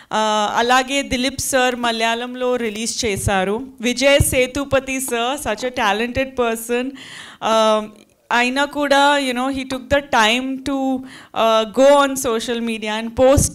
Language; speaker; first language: Telugu; non-native, fluent; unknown